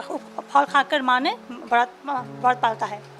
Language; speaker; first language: Hindi; non-native, local second language; Assamese